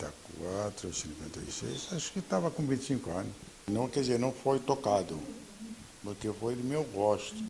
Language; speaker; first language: Portuguese; non-native, fluent; Arabic